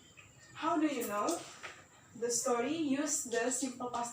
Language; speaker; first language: English; non-native, learner; Indonesian